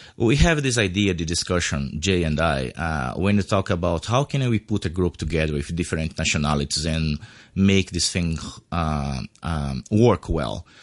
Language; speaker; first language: English; non-native, fluent; Portuguese